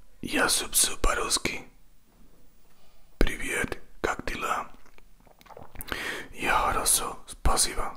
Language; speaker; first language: Russian; non-native, learner; Spanish